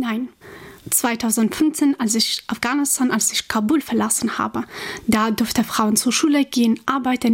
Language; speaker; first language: German; non-native, fluent; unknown